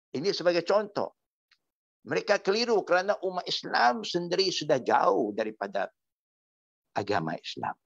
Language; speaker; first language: Malay; non-native, local second language; Chinese